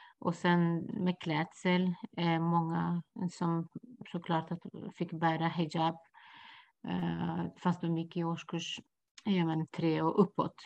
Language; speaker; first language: Swedish; non-native, fluent; Kurdish